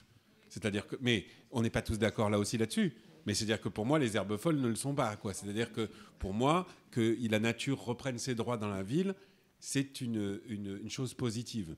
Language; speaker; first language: French; native; French